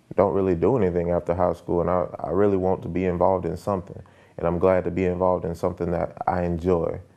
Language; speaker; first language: English; native; English